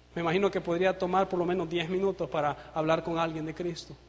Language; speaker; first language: Spanish; native; Spanish